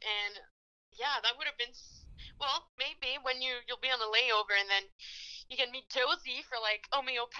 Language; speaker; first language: English; non-native, fluent; French